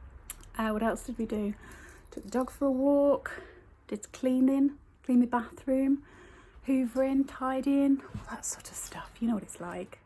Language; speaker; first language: English; native; English